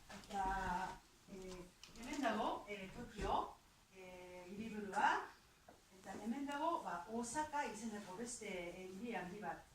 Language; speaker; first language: Basque; non-native, fluent; Japanese